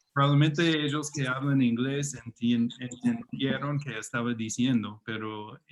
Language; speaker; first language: Spanish; non-native, fluent; English